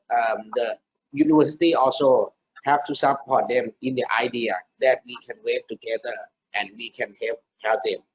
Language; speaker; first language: English; non-native, learner; Thai